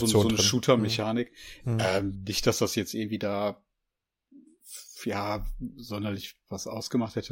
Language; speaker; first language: German; native; German